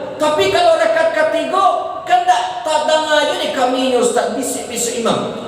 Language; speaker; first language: Malay; non-native, local second language; Minangkabau